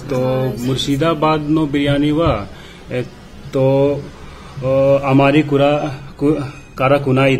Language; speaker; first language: Japanese; non-native, learner; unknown